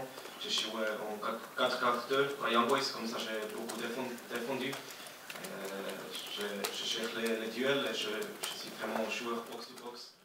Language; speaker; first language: French; non-native, learner; German